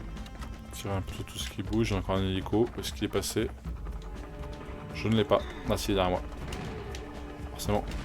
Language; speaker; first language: French; native; French